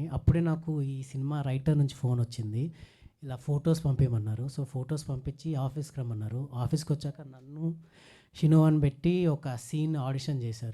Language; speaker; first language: Telugu; native; Telugu